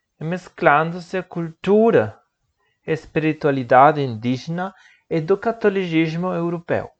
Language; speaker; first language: Portuguese; non-native, learner; Spanish